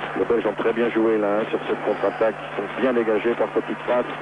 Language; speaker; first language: French; native; French